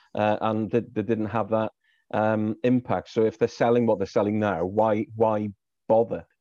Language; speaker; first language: English; native; English